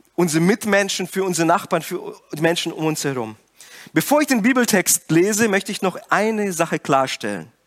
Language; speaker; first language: German; non-native, fluent; Portuguese